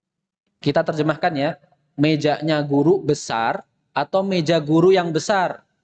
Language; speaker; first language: Indonesian; native; Indonesian